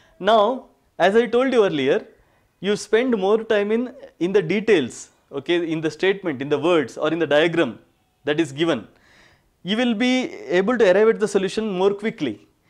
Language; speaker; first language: English; non-native, local second language; Kannada